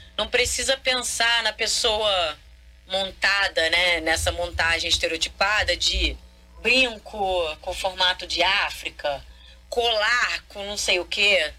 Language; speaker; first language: Portuguese; non-native, local second language; Kabuverdianu